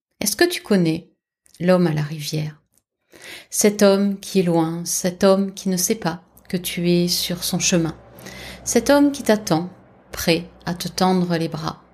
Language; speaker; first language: French; native; French